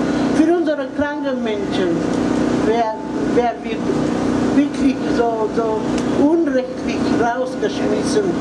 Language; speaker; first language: German; non-native, learner; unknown